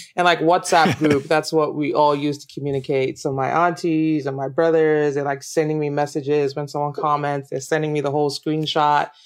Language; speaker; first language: English; non-native, local second language; Yoruba